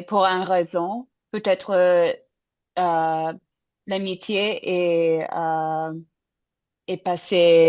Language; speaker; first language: French; non-native, fluent; English